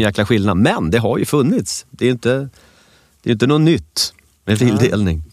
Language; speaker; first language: Swedish; native; Swedish